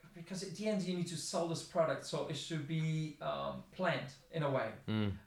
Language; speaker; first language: English; non-native, fluent; Italian